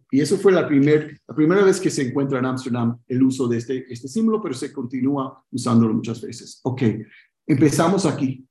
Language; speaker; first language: Spanish; early bilingual, heritage; Spanish